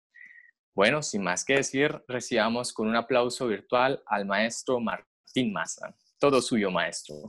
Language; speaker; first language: Spanish; native; Spanish